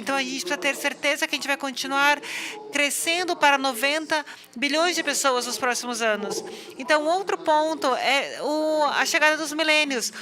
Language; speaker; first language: Portuguese; non-native, fluent; English